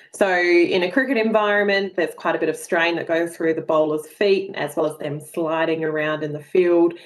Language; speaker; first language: English; native; English